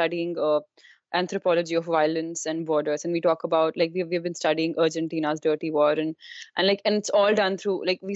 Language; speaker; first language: English; non-native, local second language; Kashmiri